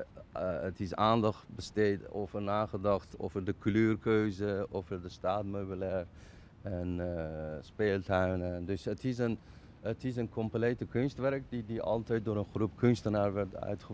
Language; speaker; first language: Dutch; non-native, fluent; Persian